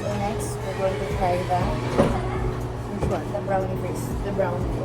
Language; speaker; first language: English; non-native, local second language; Filipino